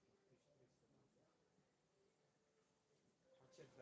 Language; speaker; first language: Russian; native; Russian